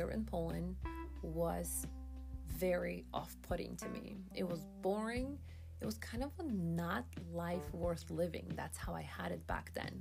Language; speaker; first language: English; non-native, fluent; Polish